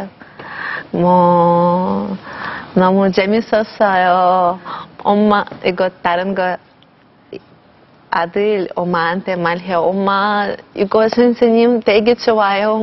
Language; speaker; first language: Korean; non-native, learner; Ukrainian